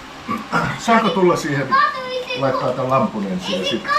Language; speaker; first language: Finnish; native; Finnish